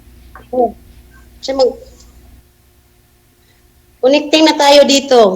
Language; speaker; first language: Filipino; non-native, local second language; Cebuano